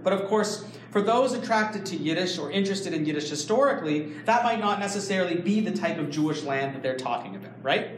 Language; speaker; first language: English; native; English